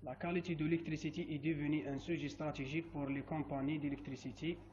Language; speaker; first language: French; non-native, local second language; Arabic